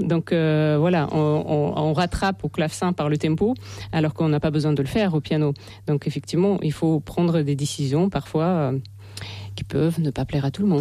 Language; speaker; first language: French; non-native, fluent; Russian